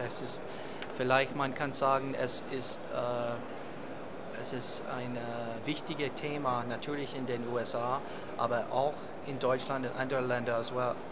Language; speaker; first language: German; non-native, learner; English